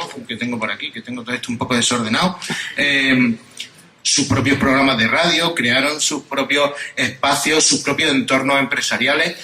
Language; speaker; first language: Spanish; native; Spanish